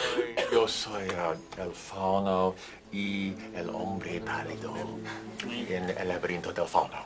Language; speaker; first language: Spanish; non-native, learner; English